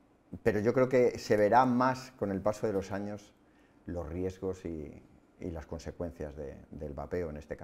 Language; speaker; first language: Spanish; native; Spanish